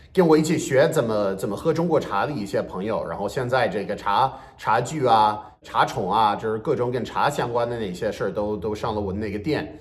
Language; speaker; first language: Chinese; non-native, fluent; English